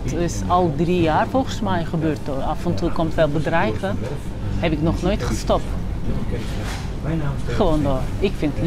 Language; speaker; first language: Dutch; non-native, learner; Turkish